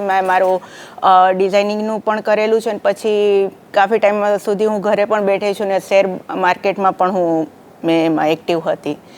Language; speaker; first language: Gujarati; native; Gujarati